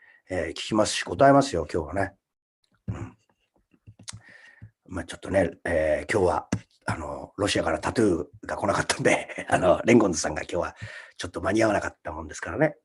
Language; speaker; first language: Japanese; native; Japanese